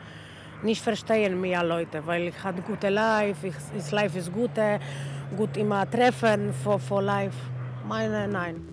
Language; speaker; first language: German; non-native, learner; Polish